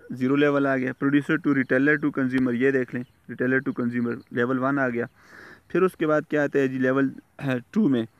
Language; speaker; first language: Urdu; native; Urdu